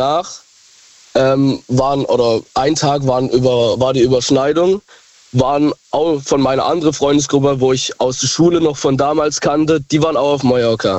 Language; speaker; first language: German; native; German